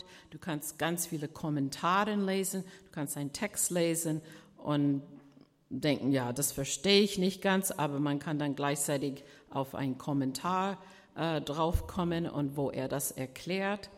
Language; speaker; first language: German; non-native, fluent; English